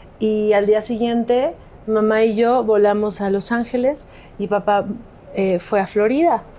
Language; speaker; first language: Spanish; native; Spanish